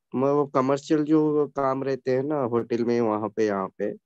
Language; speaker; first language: Hindi; non-native, local second language; Kannada